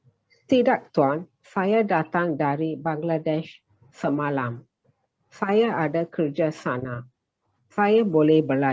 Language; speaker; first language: Indonesian; non-native, learner; Tamil